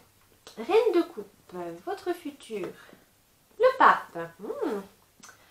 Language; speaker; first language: French; native; French